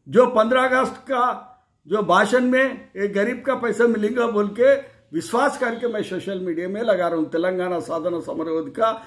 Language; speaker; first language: Hindi; non-native, local second language; Telugu